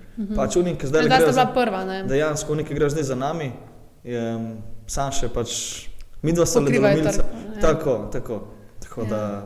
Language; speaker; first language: Slovenian; early bilingual, other home language; Bosnian